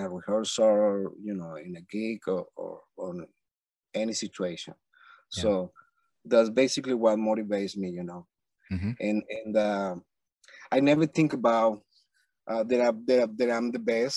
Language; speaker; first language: English; non-native, fluent; Spanish